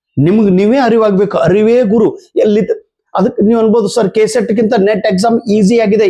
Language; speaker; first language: Kannada; native; Kannada